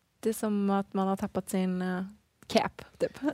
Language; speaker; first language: Swedish; native; Swedish